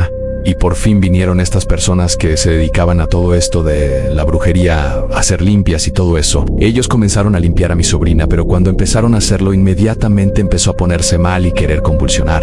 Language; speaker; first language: Spanish; native; Spanish